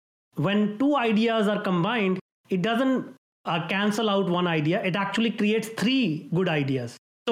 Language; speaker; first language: English; non-native, local second language; Hindi